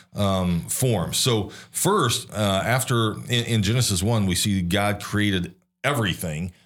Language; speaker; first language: English; native; English